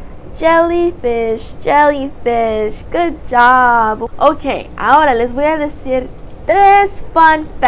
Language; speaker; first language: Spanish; early bilingual, heritage; Spanish